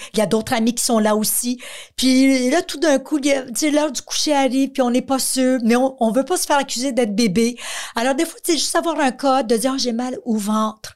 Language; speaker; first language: French; native; French